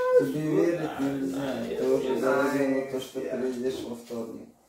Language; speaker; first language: Russian; non-native, local second language; Ukrainian